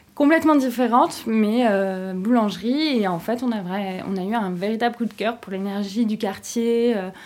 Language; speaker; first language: French; native; French